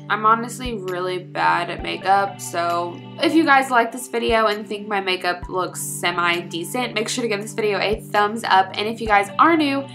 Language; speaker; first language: English; native; English